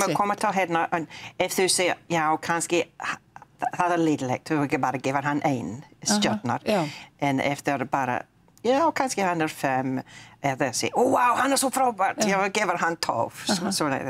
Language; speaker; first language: Icelandic; non-native, learner; English